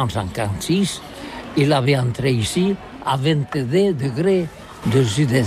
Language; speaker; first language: French; non-native, learner; Catalan